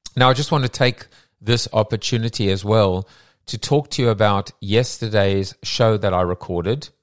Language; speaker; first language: English; native; English